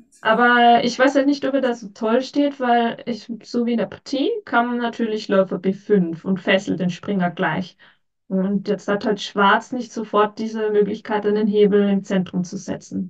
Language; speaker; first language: German; native; German